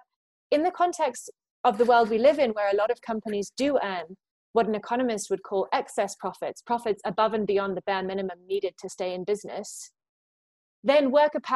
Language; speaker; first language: English; native; English